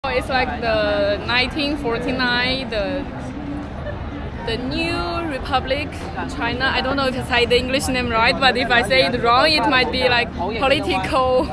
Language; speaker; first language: English; non-native, learner; Chinese